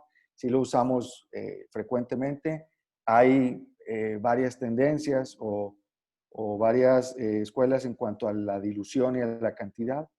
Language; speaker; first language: Spanish; native; Spanish